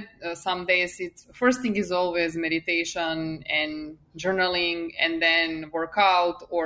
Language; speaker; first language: English; non-native, fluent; Serbian